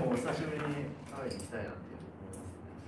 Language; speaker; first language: Japanese; native; Japanese